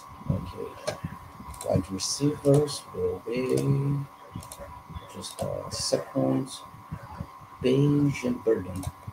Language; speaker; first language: English; non-native, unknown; Portuguese